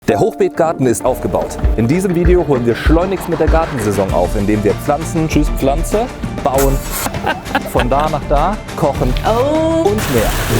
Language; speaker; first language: German; native; German